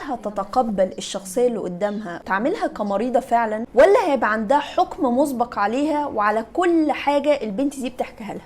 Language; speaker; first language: Arabic; native; Arabic